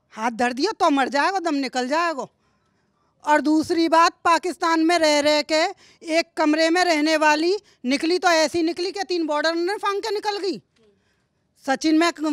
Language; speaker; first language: Hindi; native; Hindi